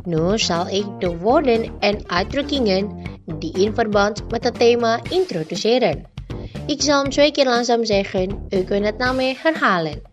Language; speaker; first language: Dutch; non-native, learner; Indonesian